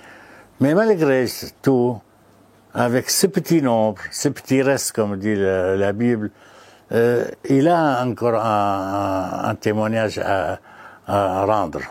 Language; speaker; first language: French; non-native, fluent; Arabic